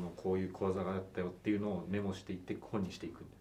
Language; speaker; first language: Japanese; native; Japanese